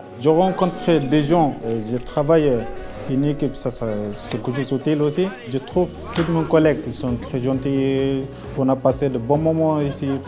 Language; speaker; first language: French; non-native, learner; Arabic